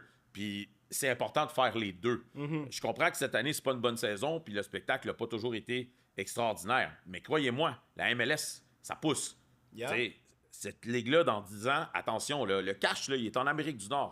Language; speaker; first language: French; native; French